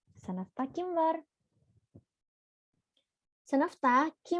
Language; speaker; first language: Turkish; non-native, learner; Indonesian